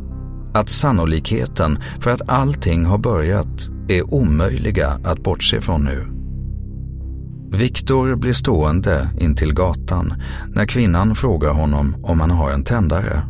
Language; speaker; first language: Swedish; native; Swedish